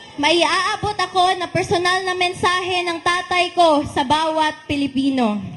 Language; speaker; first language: Filipino; non-native, local second language; Cebuano